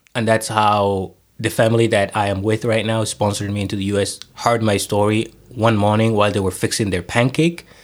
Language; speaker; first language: English; non-native, fluent; Somali